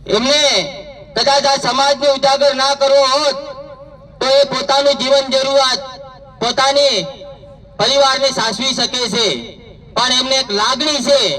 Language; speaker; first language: Gujarati; non-native, local second language; Bhili